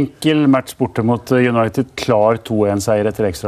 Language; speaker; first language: Norwegian; native; Norwegian